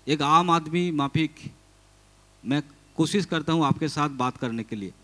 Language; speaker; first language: Hindi; non-native, local second language; Bangla